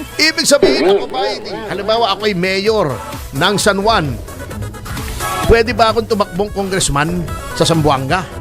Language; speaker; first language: Filipino; native; Filipino